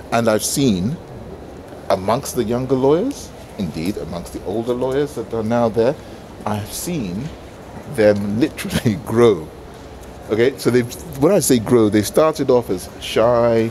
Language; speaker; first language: English; non-native, local second language; Igbo